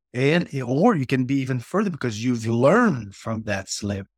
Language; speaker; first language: English; native; English